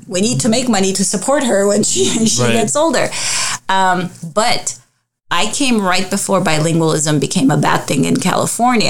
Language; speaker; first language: English; early bilingual, other home language; Armenian